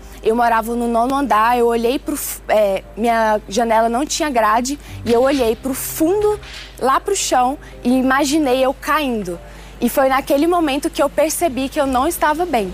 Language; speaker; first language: Portuguese; early bilingual, other home language; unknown